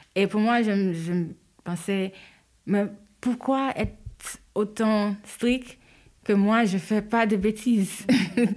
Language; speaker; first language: French; non-native, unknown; Haitian Creole